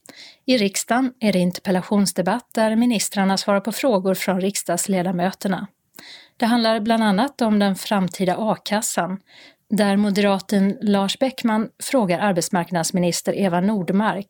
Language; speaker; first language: Swedish; native; Swedish